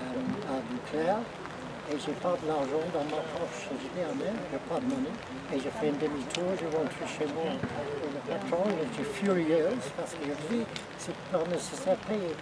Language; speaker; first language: French; non-native, learner; English